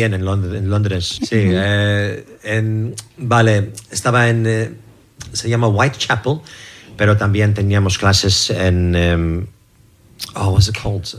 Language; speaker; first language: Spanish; non-native, learner; English